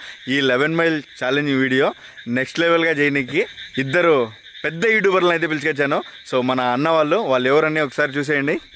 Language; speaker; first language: Telugu; native; Telugu